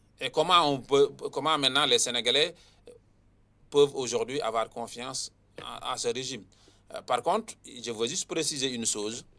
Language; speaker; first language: French; non-native, local second language; Wolof